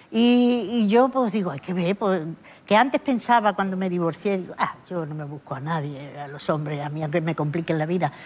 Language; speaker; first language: Spanish; native; Spanish